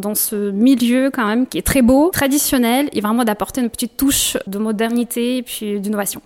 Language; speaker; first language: French; non-native, fluent; Russian